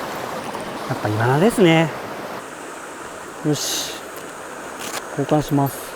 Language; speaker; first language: Japanese; native; Japanese